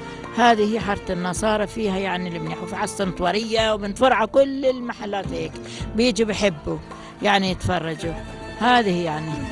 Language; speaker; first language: Arabic; native; Arabic